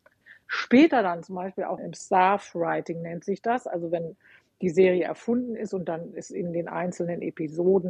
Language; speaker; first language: German; native; German